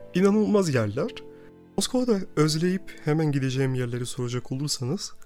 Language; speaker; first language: Turkish; early bilingual, other home language; Russian